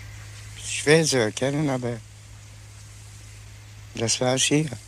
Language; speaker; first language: German; non-native, learner; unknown